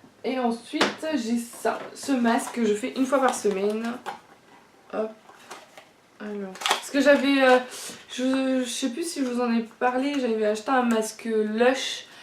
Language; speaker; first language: French; native; French